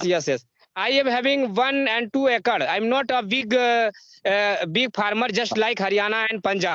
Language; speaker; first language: English; non-native, learner; Hindi